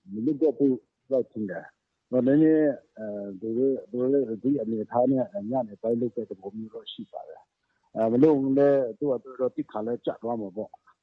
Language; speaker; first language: Burmese; non-native, local second language; Kachin